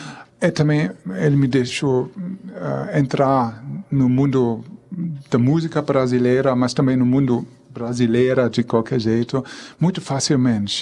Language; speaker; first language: Portuguese; non-native, fluent; German